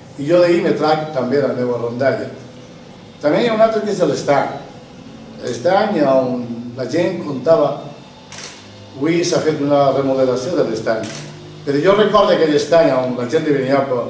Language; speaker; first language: Catalan; native; Catalan